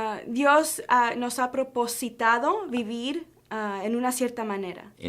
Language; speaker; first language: Spanish; early bilingual, heritage; Spanish